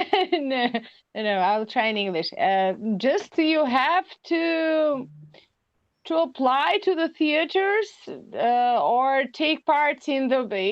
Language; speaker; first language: English; non-native, learner; Albanian